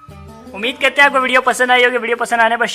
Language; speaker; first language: Urdu; native; Urdu